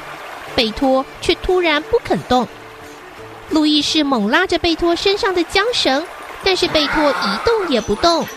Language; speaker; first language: Chinese; native; Chinese